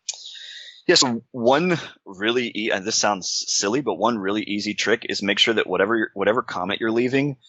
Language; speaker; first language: English; native; English